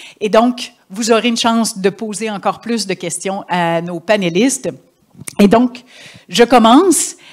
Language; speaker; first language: French; native; French